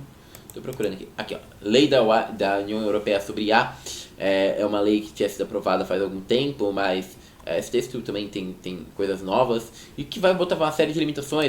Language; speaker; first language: Portuguese; native; Portuguese